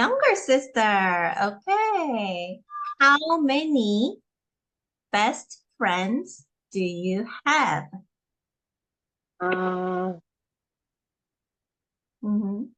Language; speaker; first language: English; non-native, fluent; Korean